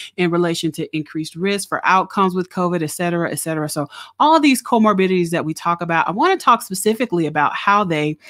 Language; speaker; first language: English; native; English